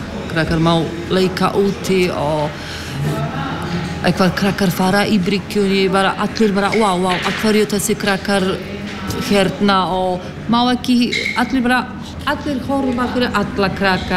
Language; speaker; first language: Icelandic; non-native, learner; Polish